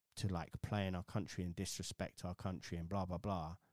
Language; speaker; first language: English; native; English